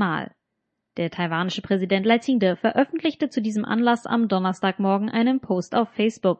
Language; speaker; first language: German; native; German